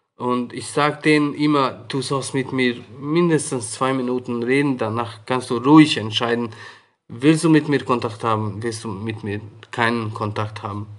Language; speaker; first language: German; non-native, fluent; Hungarian